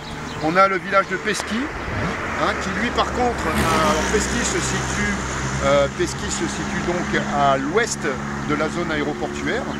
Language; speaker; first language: French; native; French